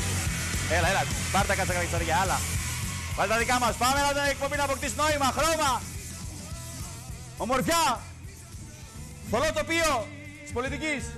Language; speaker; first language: Greek; native; Greek